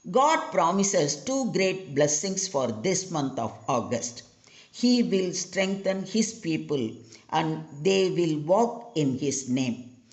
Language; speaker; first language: English; non-native, local second language; Tamil